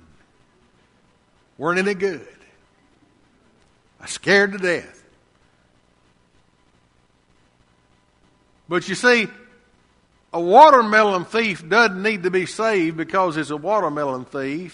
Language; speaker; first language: English; native; English